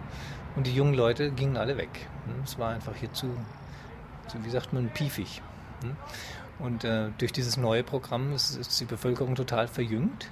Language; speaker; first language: German; native; German